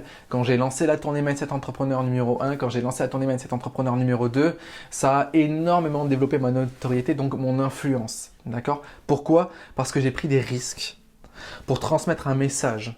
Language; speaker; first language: French; native; French